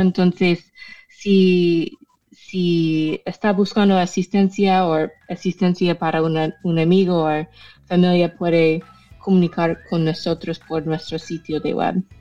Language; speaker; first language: Spanish; non-native, fluent; English